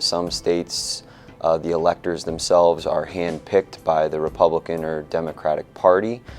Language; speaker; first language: English; native; English